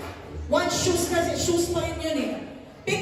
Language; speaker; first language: Filipino; native; Filipino